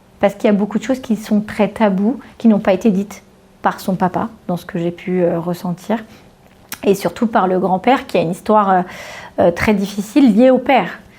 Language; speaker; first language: French; early bilingual, other home language; Portuguese